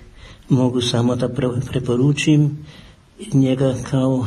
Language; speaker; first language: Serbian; non-native, fluent; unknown